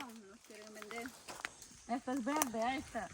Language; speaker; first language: Spanish; non-native, local second language; Quechua